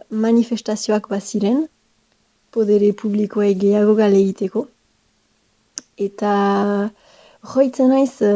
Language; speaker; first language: Basque; non-native, local second language; French